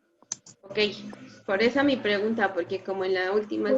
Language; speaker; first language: Spanish; native; Spanish